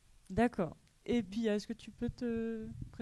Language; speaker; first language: French; native; French